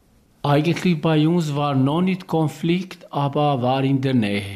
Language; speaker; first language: German; non-native, learner; Serbian